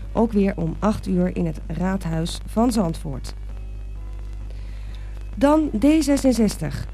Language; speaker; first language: Dutch; native; Dutch